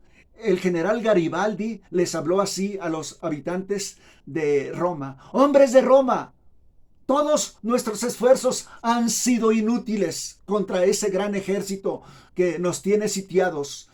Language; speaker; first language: Spanish; native; Spanish